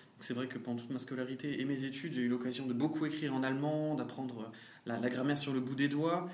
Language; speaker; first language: French; native; French